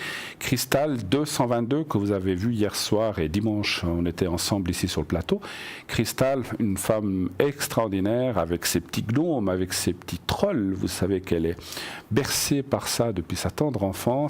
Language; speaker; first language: French; native; French